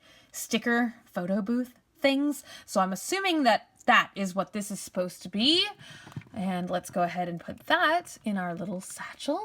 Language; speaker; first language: English; native; English